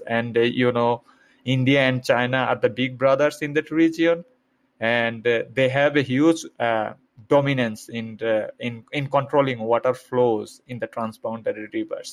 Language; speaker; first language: English; non-native, local second language; Bangla